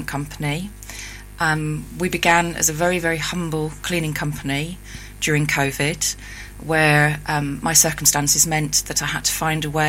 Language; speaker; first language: English; native; English